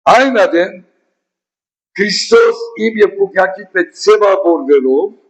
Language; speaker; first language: Armenian; native; Armenian